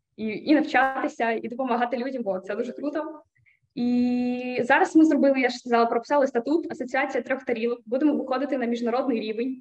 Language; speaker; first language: Ukrainian; native; Ukrainian